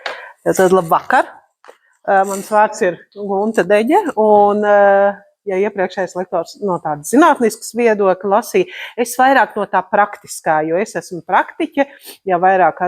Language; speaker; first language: Latvian; native; Latvian